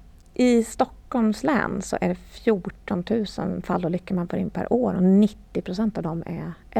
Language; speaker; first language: Swedish; native; Swedish